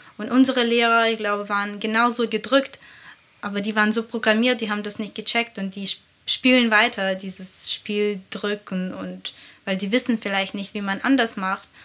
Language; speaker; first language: German; non-native, fluent; Latvian